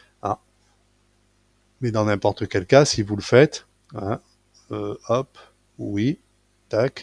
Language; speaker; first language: French; native; French